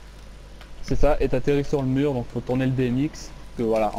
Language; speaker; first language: French; native; French